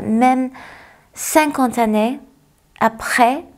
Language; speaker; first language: French; non-native, fluent; English